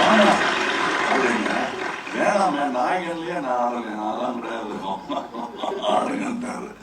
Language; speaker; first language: Tamil; native; Tamil